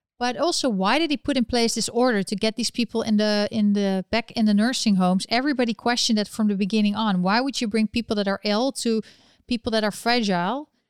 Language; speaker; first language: English; non-native, fluent; Dutch